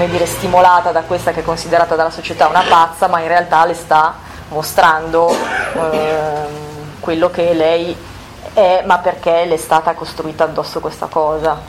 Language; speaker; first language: Italian; native; Italian